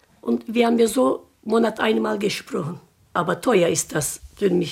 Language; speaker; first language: German; non-native, learner; Turkish